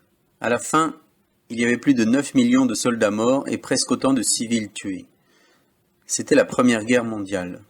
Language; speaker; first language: French; native; French